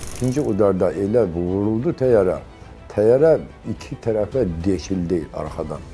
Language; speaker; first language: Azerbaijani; non-native, local second language; Avaric